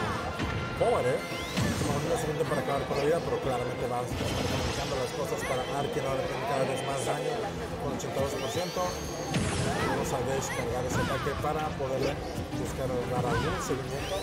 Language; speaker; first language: Spanish; native; Spanish